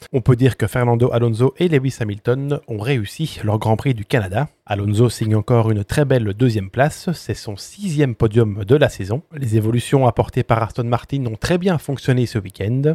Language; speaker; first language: French; native; French